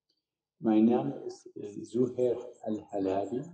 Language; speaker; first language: German; non-native, fluent; Arabic